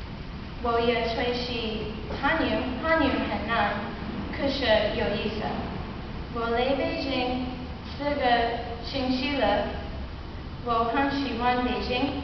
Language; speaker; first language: Chinese; non-native, learner; English